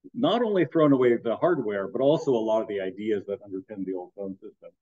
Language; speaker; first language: English; native; English